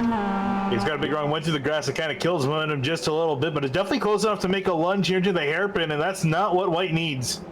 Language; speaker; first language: English; native; English